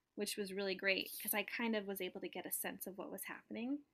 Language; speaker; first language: English; native; English